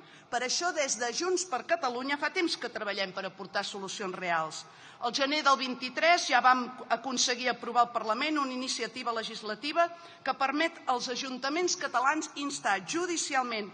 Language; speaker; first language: Catalan; native; Catalan